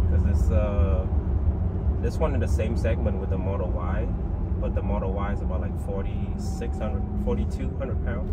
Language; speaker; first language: English; early bilingual, other home language; Vietnamese